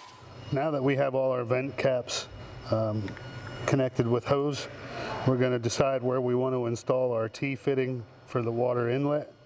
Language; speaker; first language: English; native; English